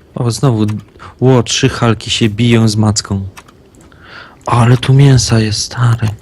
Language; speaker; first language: Polish; native; Polish